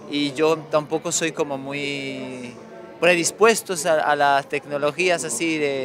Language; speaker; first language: Spanish; non-native, fluent; French